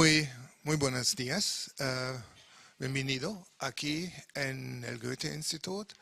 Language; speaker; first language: Spanish; non-native, fluent; German